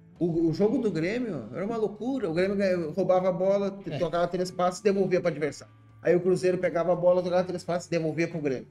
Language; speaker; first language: Portuguese; native; Portuguese